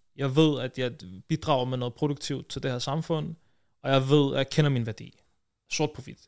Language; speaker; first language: Danish; early bilingual, other home language; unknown